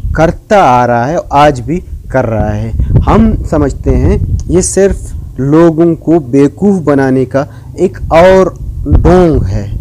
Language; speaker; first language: Urdu; non-native, local second language; Baluchi